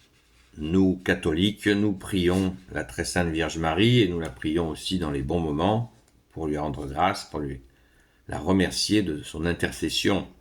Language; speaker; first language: French; native; French